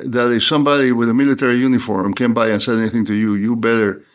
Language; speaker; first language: English; non-native, fluent; Spanish